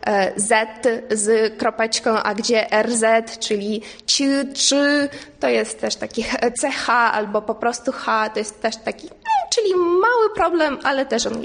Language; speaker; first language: Polish; non-native, learner; Ukrainian